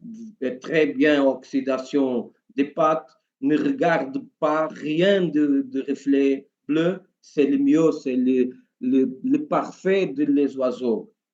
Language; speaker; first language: French; non-native, learner; Portuguese